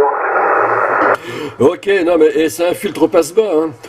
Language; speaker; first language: French; native; French